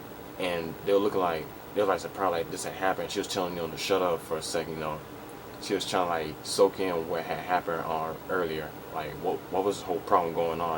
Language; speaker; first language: English; native; English